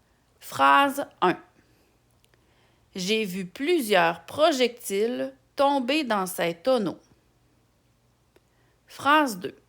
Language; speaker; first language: French; native; French